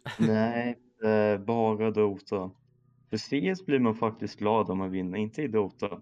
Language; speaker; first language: Swedish; early bilingual, other home language; German